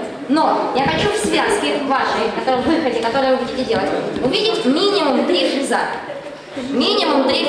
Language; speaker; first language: Russian; native; Russian